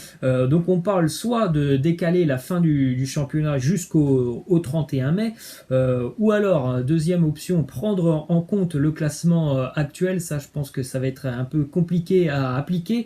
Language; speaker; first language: French; native; French